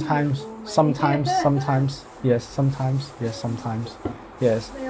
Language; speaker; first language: English; non-native, learner; Cantonese